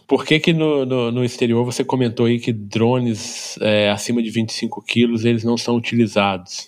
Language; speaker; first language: Portuguese; native; Portuguese